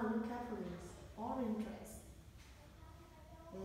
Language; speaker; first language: English; non-native, fluent; Vietnamese